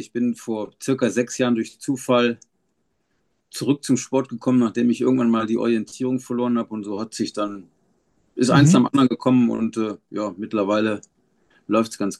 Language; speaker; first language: German; native; German